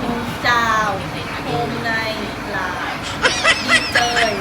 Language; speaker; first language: Vietnamese; non-native, learner; Khmer